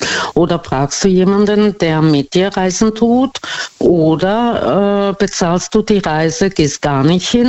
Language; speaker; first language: German; non-native, fluent; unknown